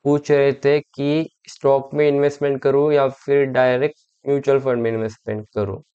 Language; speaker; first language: Hindi; non-native, local second language; Marathi